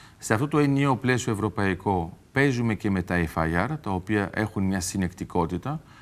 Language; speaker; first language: Greek; early bilingual, heritage; Greek